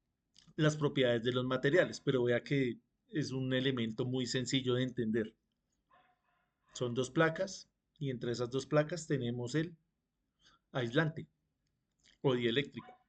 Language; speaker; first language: Spanish; native; Spanish